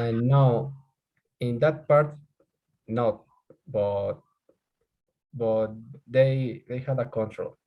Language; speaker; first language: English; non-native, learner; Spanish